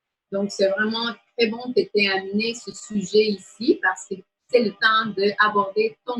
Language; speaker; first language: French; native; French